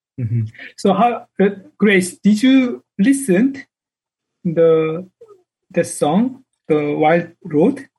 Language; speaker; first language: English; non-native, fluent; Korean